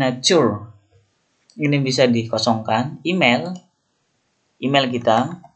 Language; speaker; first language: Indonesian; native; Indonesian